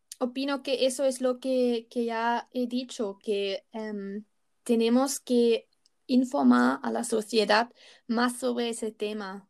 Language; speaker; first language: Spanish; non-native, learner; German